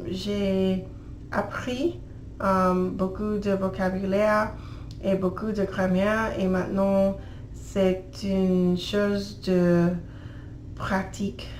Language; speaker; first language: French; non-native, learner; English